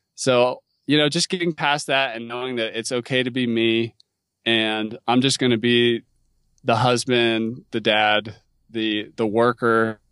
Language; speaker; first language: English; native; English